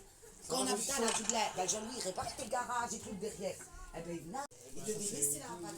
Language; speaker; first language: French; native; French